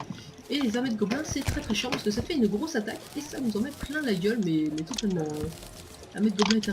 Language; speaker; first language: French; native; French